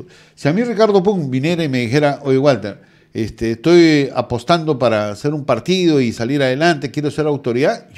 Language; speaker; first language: Spanish; native; Spanish